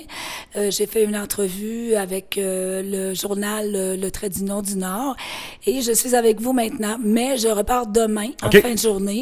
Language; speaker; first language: French; native; French